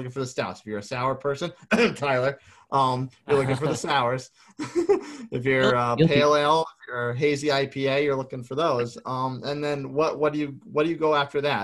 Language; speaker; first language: English; native; English